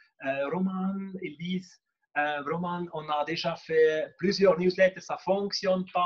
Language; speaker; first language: French; non-native, local second language; German